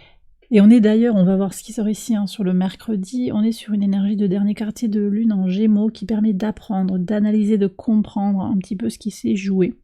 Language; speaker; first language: French; native; French